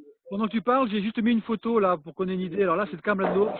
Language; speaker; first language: French; native; French